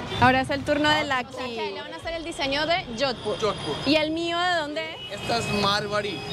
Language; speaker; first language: Spanish; native; Spanish